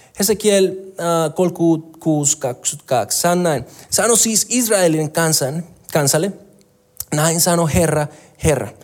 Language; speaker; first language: Finnish; non-native, fluent; Spanish